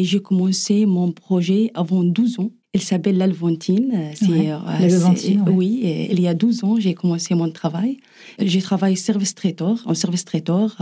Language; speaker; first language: French; non-native, learner; Arabic